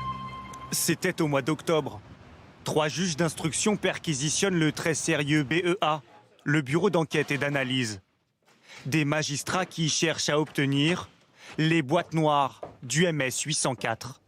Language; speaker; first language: French; native; French